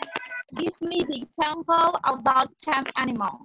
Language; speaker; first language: English; non-native, fluent; Indonesian